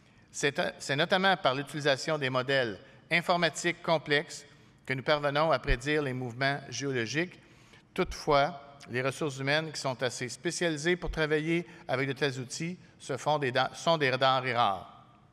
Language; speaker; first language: French; native; French